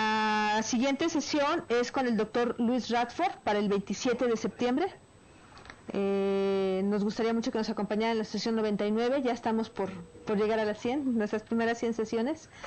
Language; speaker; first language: Spanish; native; Spanish